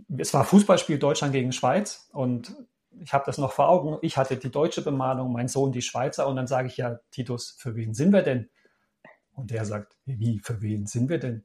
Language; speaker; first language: German; native; German